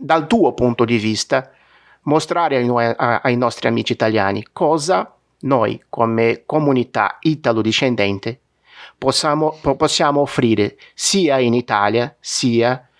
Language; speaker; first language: Italian; non-native, fluent; Portuguese